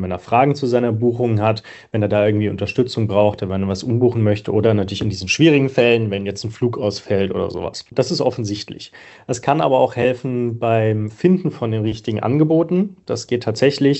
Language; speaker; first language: German; native; German